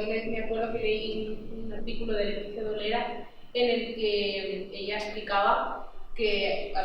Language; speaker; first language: Spanish; non-native, local second language; Catalan